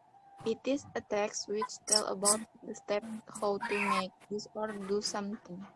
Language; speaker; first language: English; non-native, learner; Indonesian